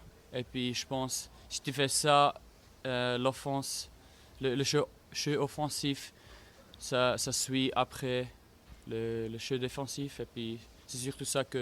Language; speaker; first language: French; non-native, fluent; German